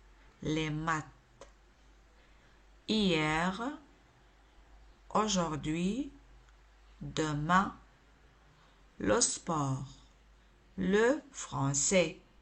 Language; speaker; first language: French; non-native, local second language; Arabic